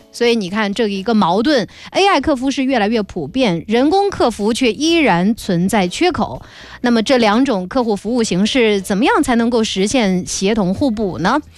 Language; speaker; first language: Chinese; native; Chinese